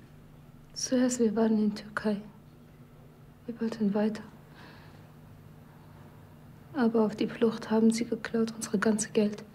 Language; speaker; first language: German; non-native, learner; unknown